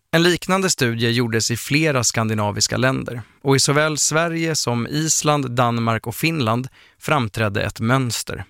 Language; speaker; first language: Swedish; native; Swedish